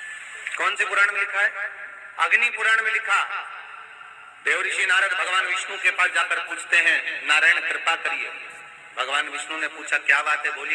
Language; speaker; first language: Hindi; native; Hindi